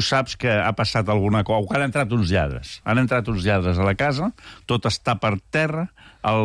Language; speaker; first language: Catalan; native; Catalan